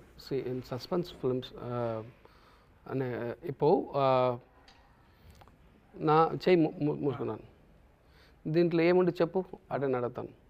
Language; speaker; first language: Telugu; non-native, local second language; Tamil